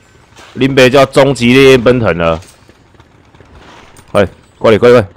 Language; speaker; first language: Chinese; native; Chinese